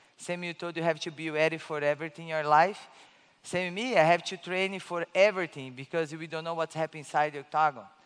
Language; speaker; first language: English; non-native, learner; Portuguese